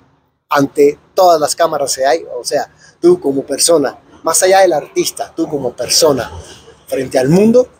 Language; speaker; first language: Spanish; native; Spanish